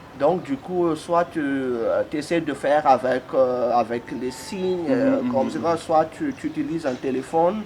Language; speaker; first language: French; non-native, local second language; Malagasy